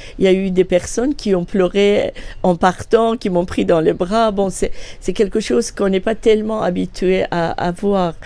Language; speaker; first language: French; non-native, fluent; Persian